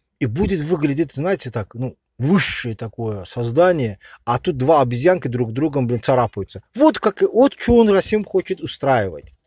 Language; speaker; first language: Russian; non-native, local second language; Azerbaijani